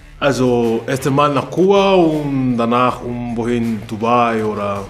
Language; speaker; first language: German; non-native, learner; Spanish